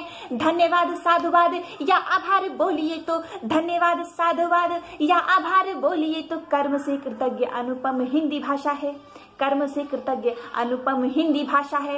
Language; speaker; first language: Hindi; native; Hindi